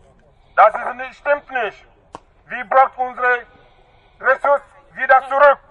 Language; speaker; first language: German; non-native, learner; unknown